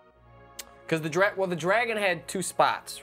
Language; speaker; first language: English; native; English